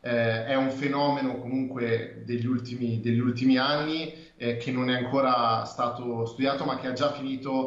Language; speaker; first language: Italian; native; Italian